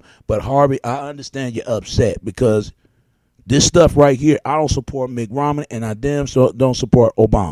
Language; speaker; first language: English; native; English